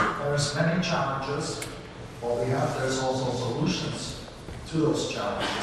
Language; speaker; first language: English; non-native, fluent; Swiss German